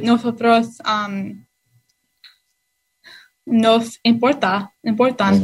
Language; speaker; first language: Spanish; non-native, learner; English